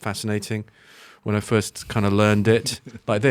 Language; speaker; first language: English; native; English